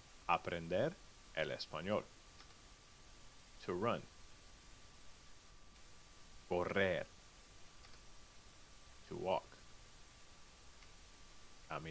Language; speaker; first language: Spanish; non-native, fluent; English